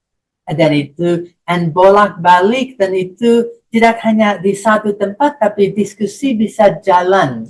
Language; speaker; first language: Indonesian; non-native, fluent; English